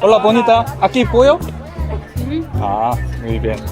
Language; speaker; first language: Spanish; non-native, learner; Korean